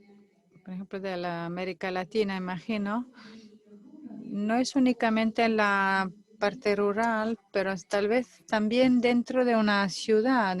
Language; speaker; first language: Spanish; non-native, fluent; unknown